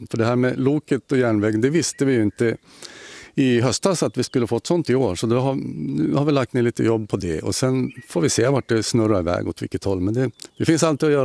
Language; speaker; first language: Swedish; native; Swedish